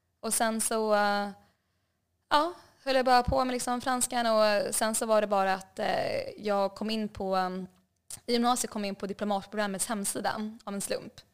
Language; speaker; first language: Swedish; native; Swedish